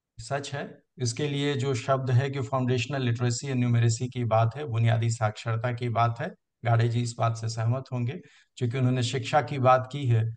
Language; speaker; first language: Hindi; native; Hindi